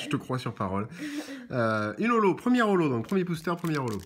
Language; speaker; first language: French; native; French